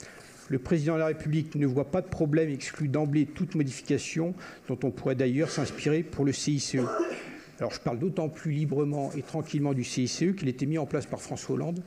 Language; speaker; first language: French; native; French